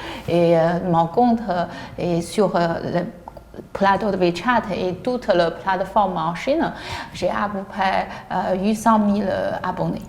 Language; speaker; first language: French; non-native, learner; Chinese